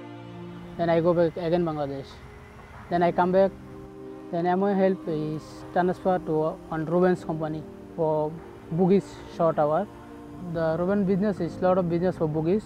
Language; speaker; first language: English; non-native, learner; Bangla